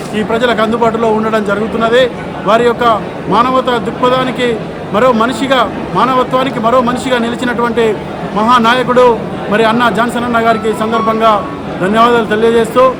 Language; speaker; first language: Telugu; native; Telugu